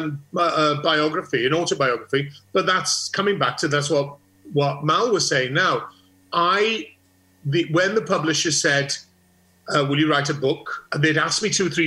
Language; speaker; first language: English; native; English